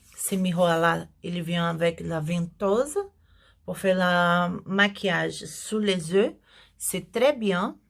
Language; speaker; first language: French; non-native, learner; Portuguese